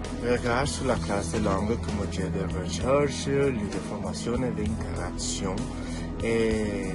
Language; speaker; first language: French; non-native, learner; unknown